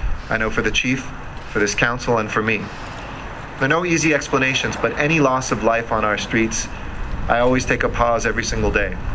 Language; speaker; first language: English; native; English